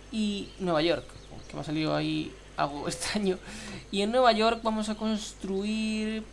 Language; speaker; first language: Spanish; native; Spanish